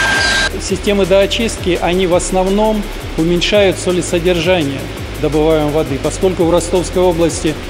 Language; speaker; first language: Russian; native; Russian